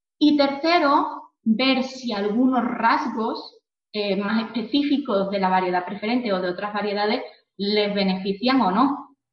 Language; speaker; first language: Spanish; native; Spanish